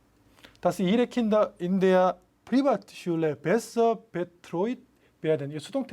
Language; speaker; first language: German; non-native, fluent; Korean